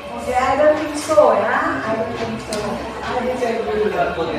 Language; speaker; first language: English; non-native, fluent; Indonesian